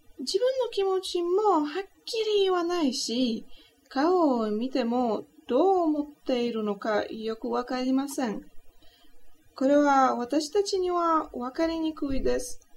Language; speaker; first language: Japanese; non-native, learner; Polish